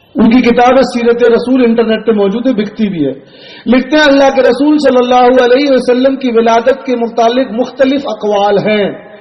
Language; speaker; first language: Urdu; native; Urdu